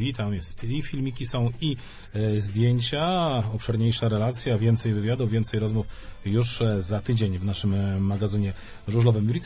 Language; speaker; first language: Polish; native; Polish